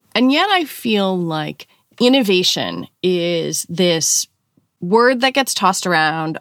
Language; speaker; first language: English; native; English